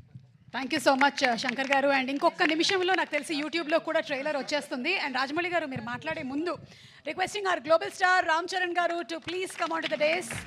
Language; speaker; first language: Telugu; native; Telugu